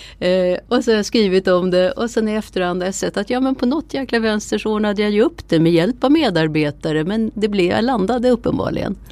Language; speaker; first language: Swedish; native; Swedish